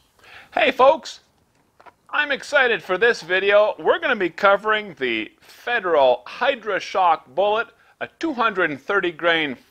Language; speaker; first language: English; native; English